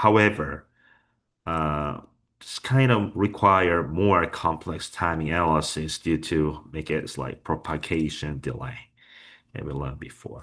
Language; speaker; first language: English; non-native, fluent; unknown